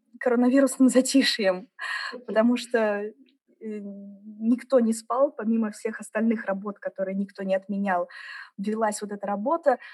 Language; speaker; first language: Russian; early bilingual, heritage; German